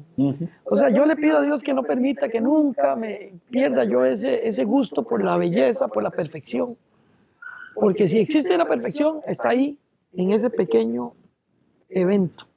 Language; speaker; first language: Spanish; native; Spanish